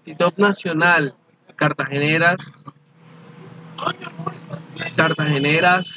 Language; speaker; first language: Spanish; native; Spanish